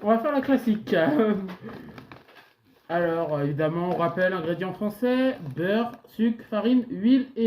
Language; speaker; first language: French; native; French